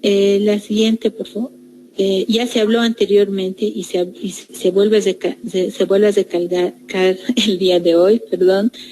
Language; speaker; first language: Spanish; native; Spanish